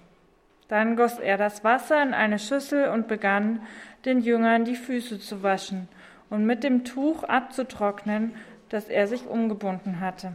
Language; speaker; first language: German; native; German